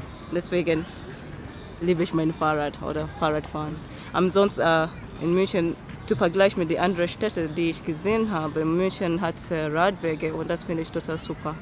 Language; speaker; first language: German; non-native, fluent; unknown